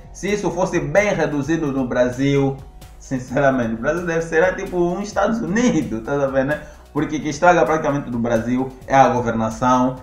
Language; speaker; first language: Portuguese; native; Portuguese